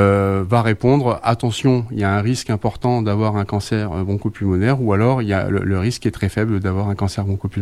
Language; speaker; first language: French; native; French